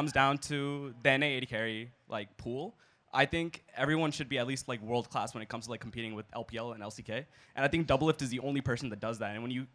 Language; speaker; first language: English; native; English